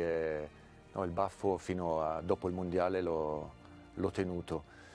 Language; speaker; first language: Italian; native; Italian